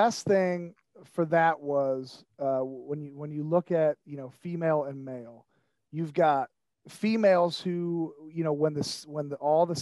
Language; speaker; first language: English; native; English